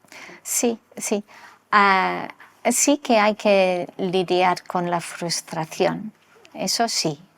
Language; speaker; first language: Spanish; non-native, local second language; English